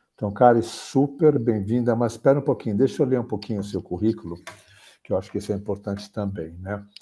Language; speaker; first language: Portuguese; native; Portuguese